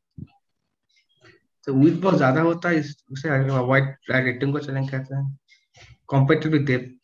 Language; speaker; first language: Hindi; non-native, local second language; Bangla